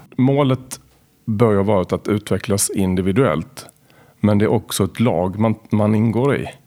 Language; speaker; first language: Swedish; native; Swedish